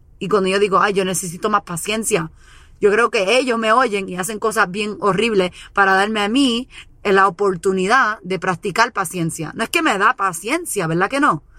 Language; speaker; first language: Spanish; early bilingual, heritage; Spanish